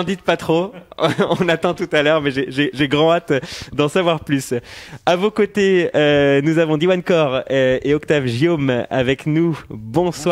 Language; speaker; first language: French; native; French